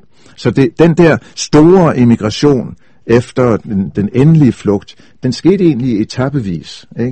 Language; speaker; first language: Danish; native; Danish